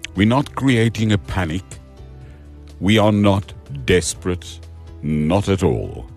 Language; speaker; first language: English; non-native, local second language; Afrikaans